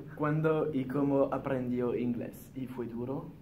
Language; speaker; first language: Spanish; non-native, learner; English